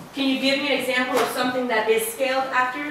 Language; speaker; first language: English; native; English